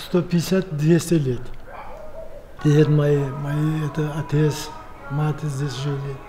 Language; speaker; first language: Russian; non-native, local second language; Uzbek